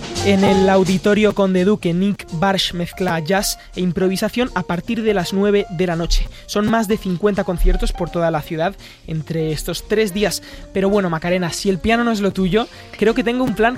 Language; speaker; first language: Spanish; native; Spanish